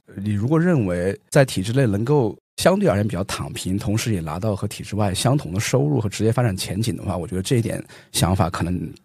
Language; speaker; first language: Chinese; native; Chinese